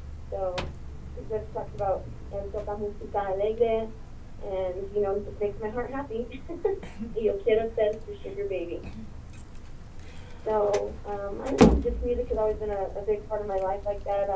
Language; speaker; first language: English; early bilingual, other home language; Spanish